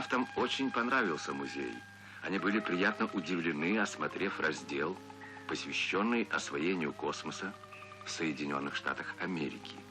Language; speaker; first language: Russian; native; Russian